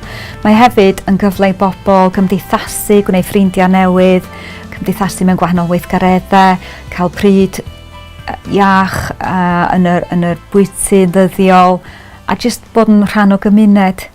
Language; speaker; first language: Welsh; native; Welsh